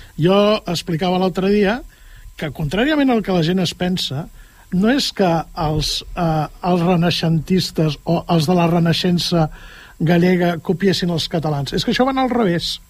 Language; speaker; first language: Catalan; native; Catalan